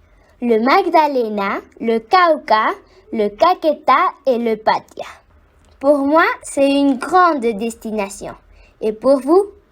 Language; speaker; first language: French; non-native, fluent; Spanish